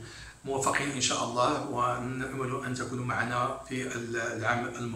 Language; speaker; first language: Arabic; native; Arabic